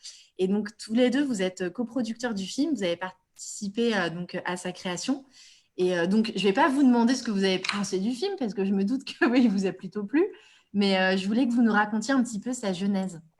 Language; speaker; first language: French; native; French